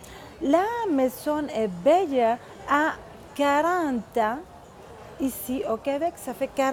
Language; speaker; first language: French; non-native, fluent; Spanish